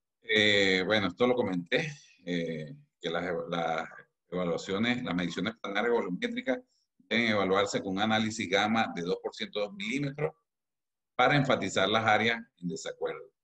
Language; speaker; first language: Spanish; native; Spanish